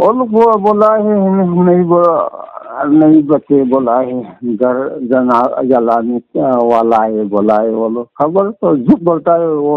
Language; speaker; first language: Hindi; non-native, local second language; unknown